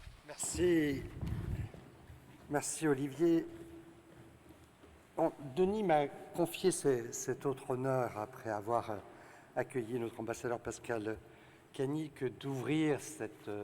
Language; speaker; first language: French; native; French